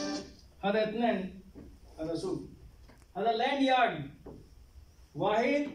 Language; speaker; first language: Arabic; non-native, learner; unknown